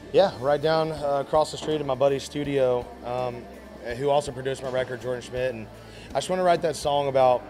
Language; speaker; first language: English; native; English